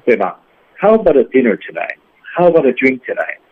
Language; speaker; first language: English; non-native, fluent; Chinese